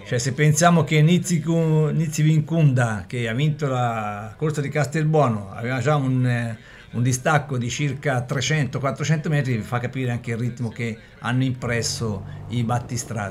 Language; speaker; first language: Italian; native; Italian